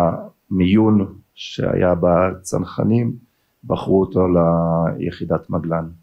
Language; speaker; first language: Hebrew; early bilingual, other home language; German